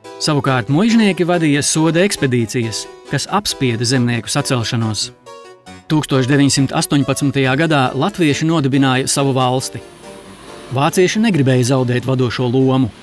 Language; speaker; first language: Latvian; native; Latvian